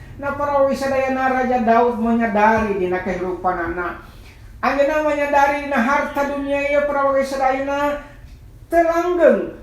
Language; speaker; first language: Sundanese; non-native, local second language; Nias